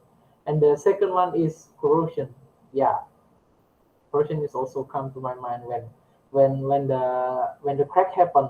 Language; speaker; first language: English; non-native, learner; Indonesian